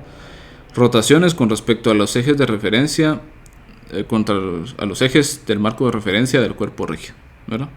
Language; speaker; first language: Spanish; native; Spanish